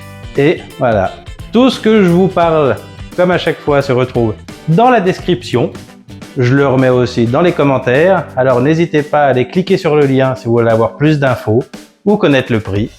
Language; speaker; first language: French; native; French